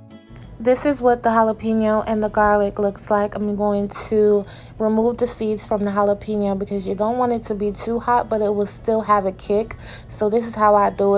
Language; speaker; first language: English; native; English